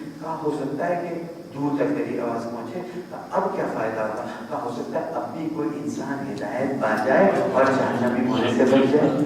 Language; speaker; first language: Urdu; non-native, local second language; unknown